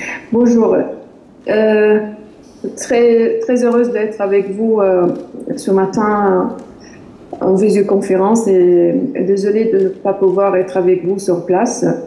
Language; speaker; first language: French; non-native, fluent; Arabic